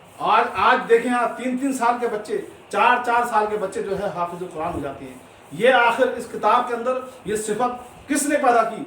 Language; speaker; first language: Urdu; native; Urdu